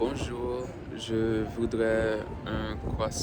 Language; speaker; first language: French; non-native, learner; Haitian Creole